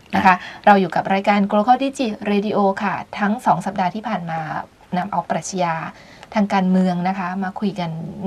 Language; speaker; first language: Thai; native; Thai